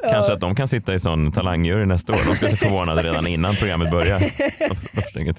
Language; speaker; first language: Swedish; native; Swedish